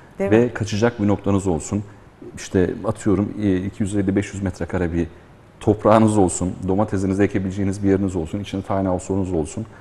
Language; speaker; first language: Turkish; early bilingual, heritage; Turkish